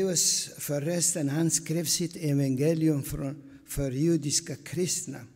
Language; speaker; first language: Swedish; non-native, fluent; Aramaic